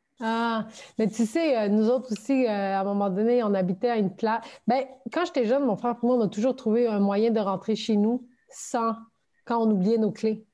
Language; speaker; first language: French; early bilingual, other home language; Turkish